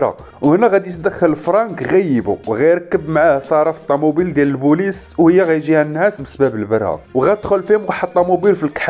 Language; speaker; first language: Arabic; native; Arabic